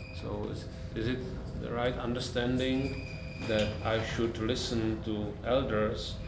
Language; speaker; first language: English; non-native, fluent; Czech